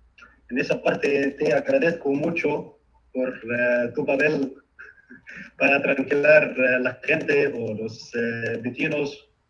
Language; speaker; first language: Spanish; non-native, fluent; Arabic